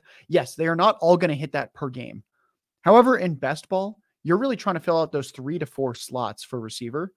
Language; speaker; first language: English; native; English